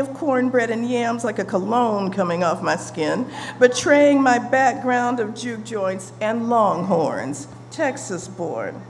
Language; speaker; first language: English; native; English